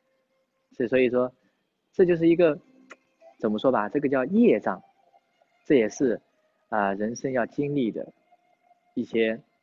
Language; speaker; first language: Chinese; native; Chinese